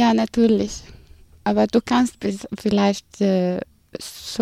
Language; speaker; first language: German; non-native, fluent; Arabic